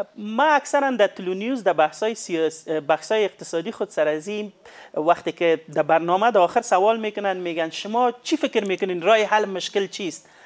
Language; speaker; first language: Persian; native; Persian